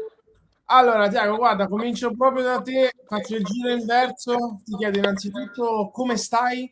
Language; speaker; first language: Italian; native; Italian